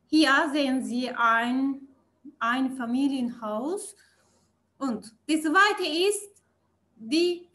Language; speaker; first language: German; non-native, learner; Turkish